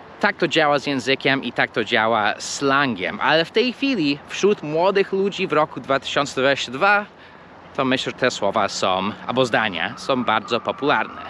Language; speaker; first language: Polish; non-native, fluent; English